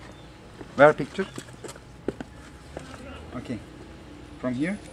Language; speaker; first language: English; non-native, learner; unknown